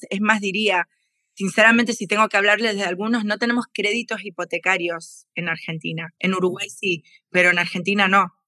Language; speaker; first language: Spanish; native; Spanish